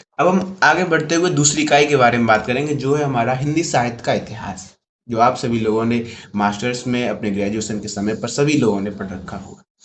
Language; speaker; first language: Hindi; native; Hindi